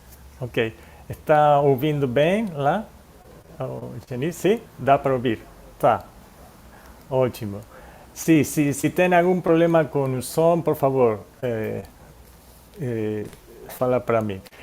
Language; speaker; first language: Portuguese; non-native, fluent; Spanish